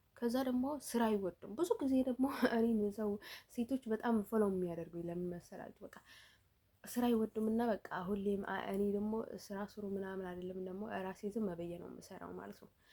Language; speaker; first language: Amharic; native; Amharic